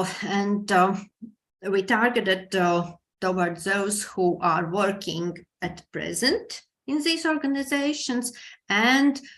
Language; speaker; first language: English; non-native, fluent; Latvian